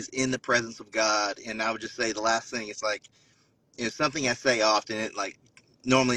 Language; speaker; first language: English; native; English